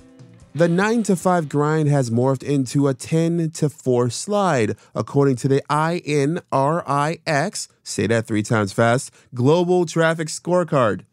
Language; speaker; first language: English; native; English